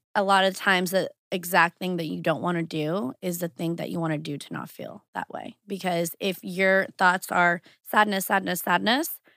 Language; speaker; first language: English; early bilingual, other home language; Portuguese